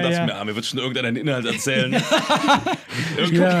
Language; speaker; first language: German; native; German